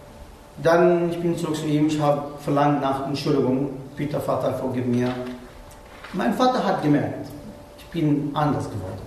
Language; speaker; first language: German; non-native, learner; Arabic